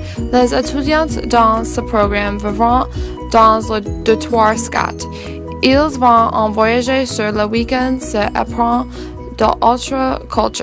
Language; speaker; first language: French; non-native, learner; English